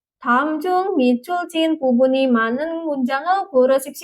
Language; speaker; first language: Korean; non-native, fluent; Indonesian